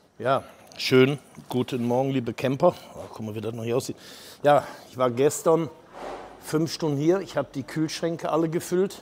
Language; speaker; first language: German; native; German